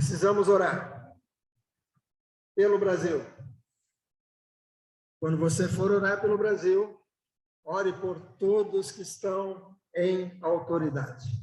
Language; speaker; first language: Portuguese; native; Portuguese